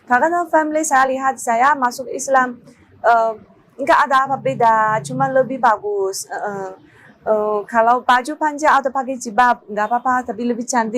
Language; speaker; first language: Indonesian; non-native, learner; Chinese